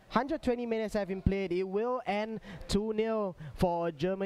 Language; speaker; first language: English; native; English